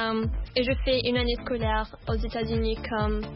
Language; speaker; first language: French; non-native, local second language; Arabic